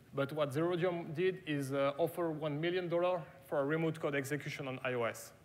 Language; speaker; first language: English; non-native, fluent; German